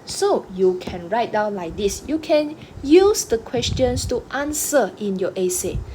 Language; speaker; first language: English; non-native, local second language; Malay